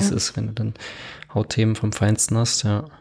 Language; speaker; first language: German; native; German